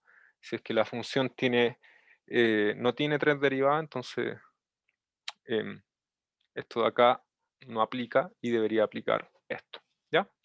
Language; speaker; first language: Spanish; native; Spanish